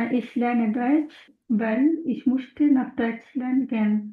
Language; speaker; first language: German; non-native, learner; Bangla